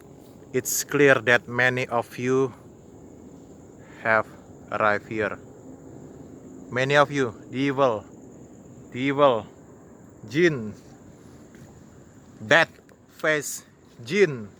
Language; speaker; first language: English; non-native, learner; Indonesian